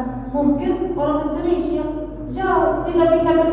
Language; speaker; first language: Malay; non-native, learner; Arabic